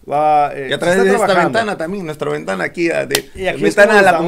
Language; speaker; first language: Spanish; native; Spanish